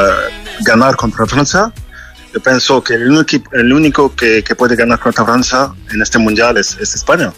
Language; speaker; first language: Spanish; non-native, fluent; French